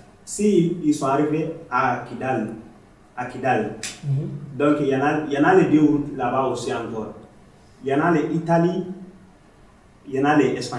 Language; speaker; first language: French; non-native, learner; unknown